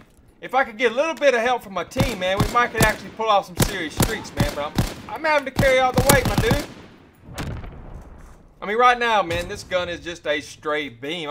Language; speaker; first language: English; native; English